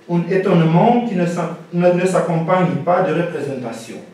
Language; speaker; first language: French; non-native, fluent; Romanian